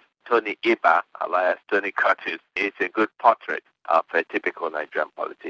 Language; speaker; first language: English; non-native, local second language; Igbo